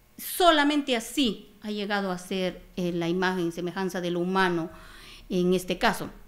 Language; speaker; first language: Spanish; non-native, local second language; Kaqchikel